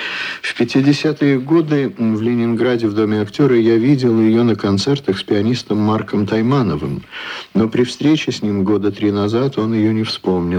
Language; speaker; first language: Russian; native; Russian